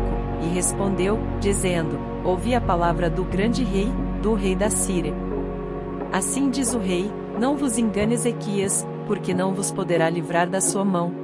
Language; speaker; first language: Portuguese; native; Portuguese